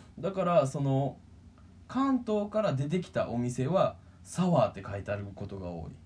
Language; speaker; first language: Japanese; native; Japanese